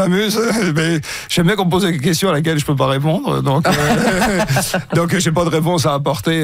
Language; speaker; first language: French; native; French